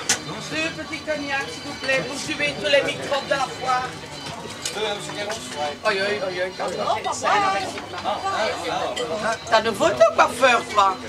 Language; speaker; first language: French; native; French